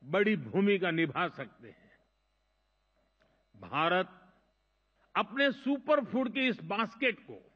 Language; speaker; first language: Hindi; non-native, local second language; Gujarati